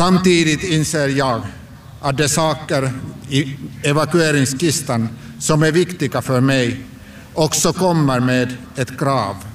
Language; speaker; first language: Swedish; non-native, local second language; Finnish